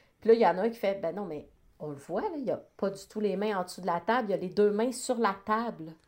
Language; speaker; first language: French; native; French